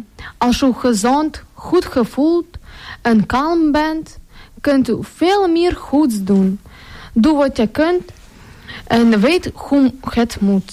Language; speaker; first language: Dutch; non-native, learner; Ukrainian